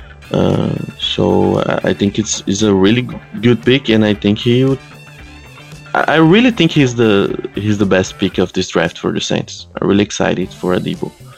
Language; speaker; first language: English; non-native, fluent; Portuguese